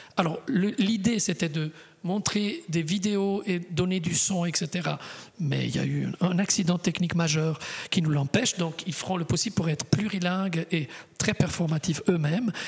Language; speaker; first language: French; non-native, fluent; Italian